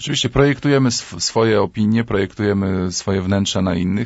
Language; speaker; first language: Polish; native; Polish